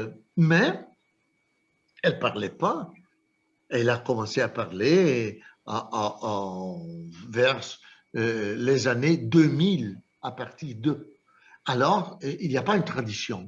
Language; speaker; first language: French; non-native, fluent; Italian